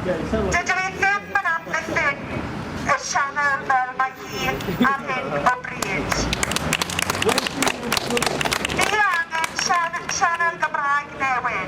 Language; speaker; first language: Welsh; non-native, local second language; English